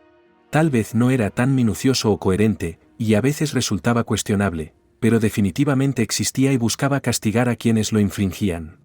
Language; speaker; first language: Spanish; native; Spanish